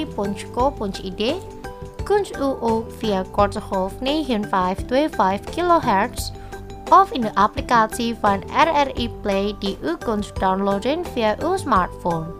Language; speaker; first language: Dutch; non-native, fluent; Indonesian